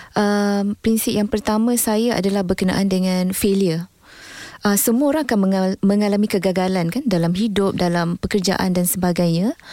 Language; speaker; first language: Malay; native; Malay